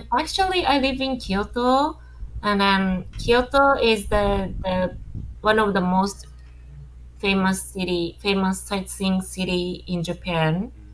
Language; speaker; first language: English; non-native, learner; Japanese